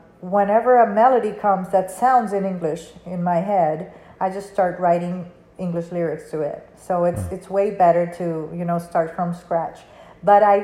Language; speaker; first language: English; non-native, fluent; Spanish